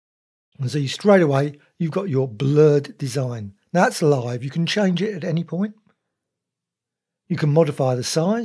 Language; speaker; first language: English; native; English